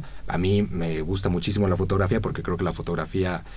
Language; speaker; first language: Spanish; native; Spanish